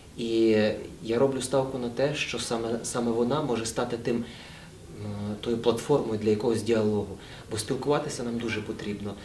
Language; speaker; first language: Ukrainian; native; Ukrainian